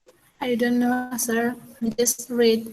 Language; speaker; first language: English; non-native, learner; Indonesian